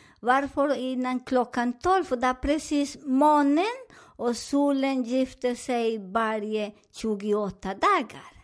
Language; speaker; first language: Swedish; non-native, fluent; Spanish